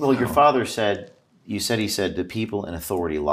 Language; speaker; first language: English; native; English